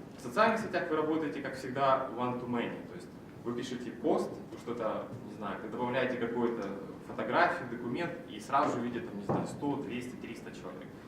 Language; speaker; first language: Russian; native; Russian